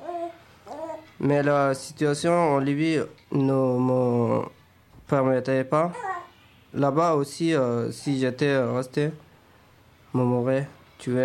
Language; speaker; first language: French; non-native, fluent; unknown